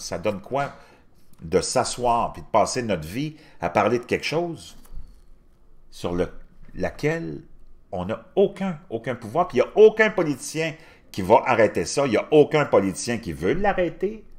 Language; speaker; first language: French; native; French